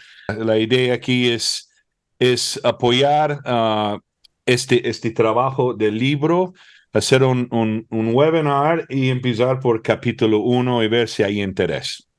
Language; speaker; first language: Spanish; early bilingual, heritage; Spanish